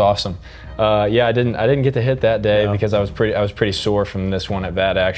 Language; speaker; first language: English; native; English